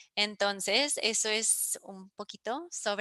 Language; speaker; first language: Spanish; early bilingual, heritage; English